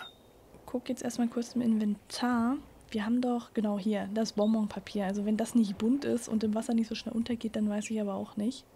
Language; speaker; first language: German; native; German